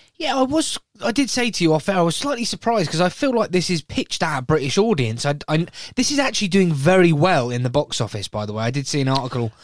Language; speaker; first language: English; native; English